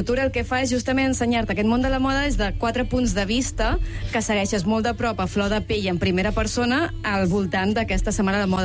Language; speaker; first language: Catalan; native; Catalan